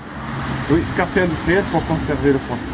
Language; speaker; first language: French; non-native, local second language; Arabic